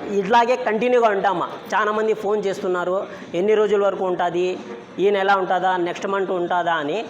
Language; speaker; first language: Telugu; non-native, local second language; Urdu